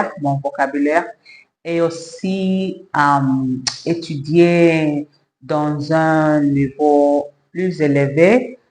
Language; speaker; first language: French; non-native, learner; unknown